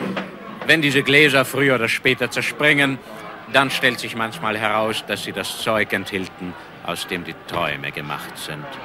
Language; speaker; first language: German; native; German